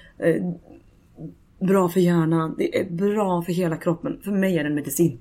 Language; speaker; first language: Swedish; early bilingual, other home language; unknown